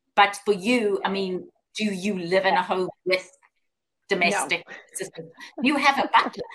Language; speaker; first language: English; native; English